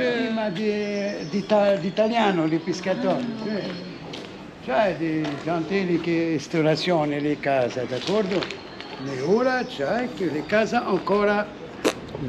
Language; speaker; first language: Italian; non-native, learner; Arabic